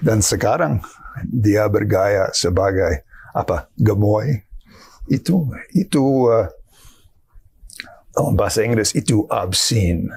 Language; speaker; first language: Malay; non-native, fluent; English